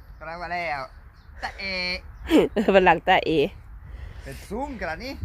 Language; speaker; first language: Thai; non-native, learner; German